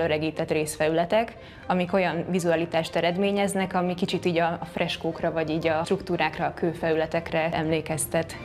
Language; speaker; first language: Hungarian; native; Hungarian